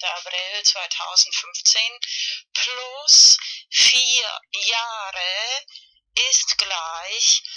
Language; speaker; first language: German; non-native, learner; Spanish